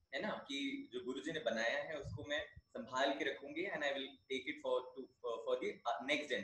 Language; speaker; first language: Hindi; native; Hindi